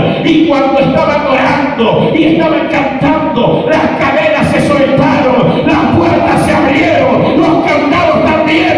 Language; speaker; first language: Spanish; native; Spanish